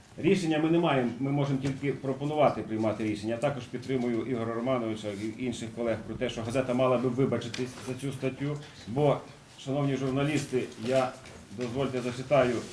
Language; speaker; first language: Ukrainian; native; Ukrainian